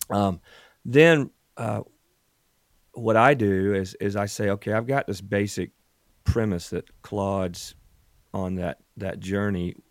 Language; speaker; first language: English; native; English